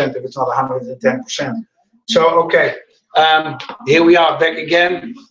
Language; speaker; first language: English; non-native, fluent; Dutch